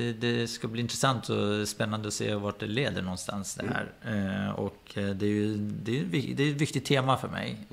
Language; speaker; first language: Swedish; early bilingual, other home language; Persian